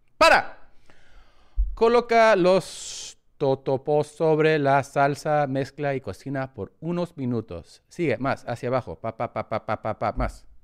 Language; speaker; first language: Spanish; early bilingual, heritage; English